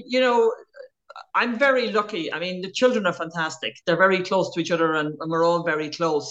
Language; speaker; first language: English; native; English